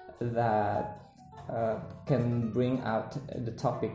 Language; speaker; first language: English; non-native, learner; Indonesian